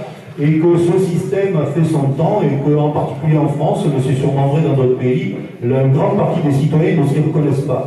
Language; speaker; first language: French; native; French